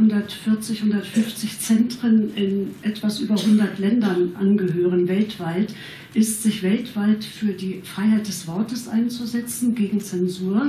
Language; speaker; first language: German; native; German